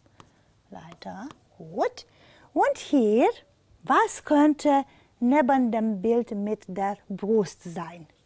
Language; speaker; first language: German; non-native, fluent; Romanian